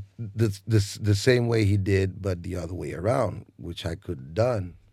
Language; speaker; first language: English; non-native, fluent; Spanish